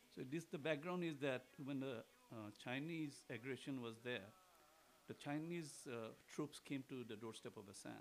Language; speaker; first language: English; non-native, local second language; Assamese